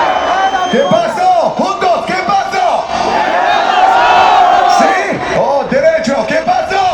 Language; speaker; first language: Spanish; non-native, learner; English